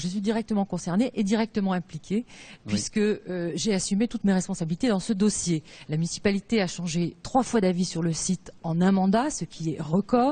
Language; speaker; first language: French; native; French